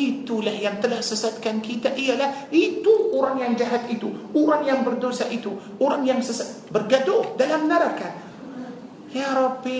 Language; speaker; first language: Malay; non-native, fluent; Arabic